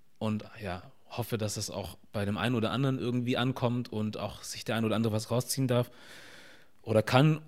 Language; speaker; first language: German; native; German